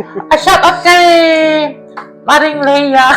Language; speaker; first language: Filipino; non-native, local second language; Iloko